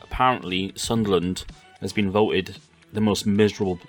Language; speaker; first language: English; native; English